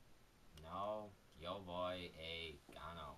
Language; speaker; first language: Spanish; non-native, learner; English